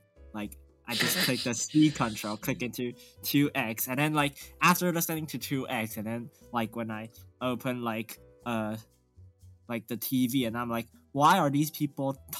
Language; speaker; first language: English; non-native, fluent; Chinese